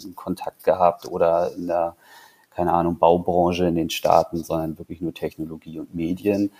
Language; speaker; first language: German; native; German